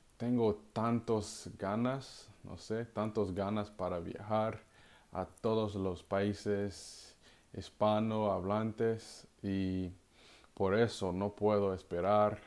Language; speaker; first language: Spanish; non-native, learner; English